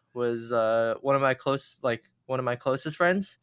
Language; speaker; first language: English; early bilingual, other home language; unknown